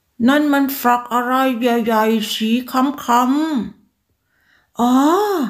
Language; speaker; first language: French; non-native, learner; Thai